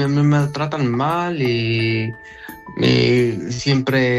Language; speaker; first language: Spanish; non-native, learner; Arabic